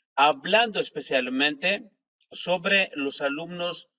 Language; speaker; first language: Spanish; non-native, fluent; Greek